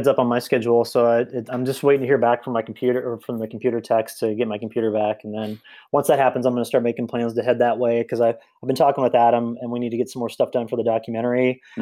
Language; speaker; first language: English; native; English